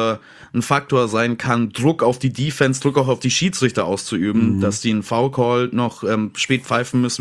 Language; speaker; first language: German; native; German